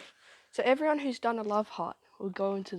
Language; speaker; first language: English; native; English